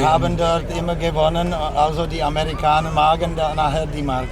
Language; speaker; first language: German; non-native, fluent; Czech